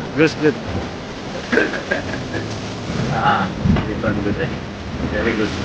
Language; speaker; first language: English; non-native, local second language; Filipino